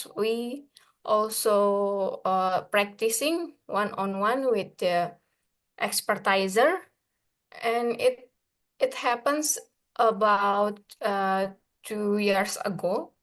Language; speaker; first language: English; non-native, learner; Indonesian